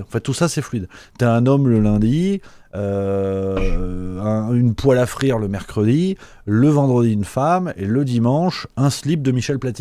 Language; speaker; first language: French; native; French